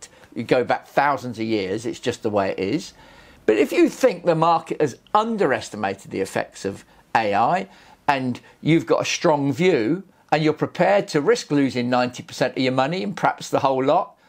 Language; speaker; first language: English; native; English